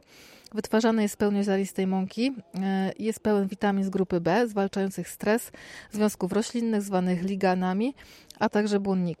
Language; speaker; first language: Polish; native; Polish